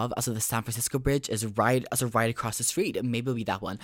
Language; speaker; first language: English; non-native, fluent; Swedish